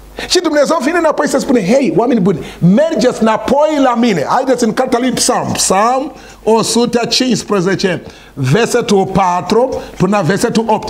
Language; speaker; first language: Romanian; non-native, learner; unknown